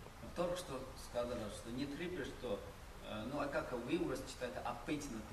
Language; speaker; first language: Russian; non-native, learner; Chinese